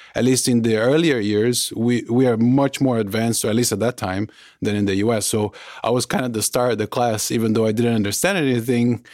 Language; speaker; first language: English; early bilingual, other home language; Portuguese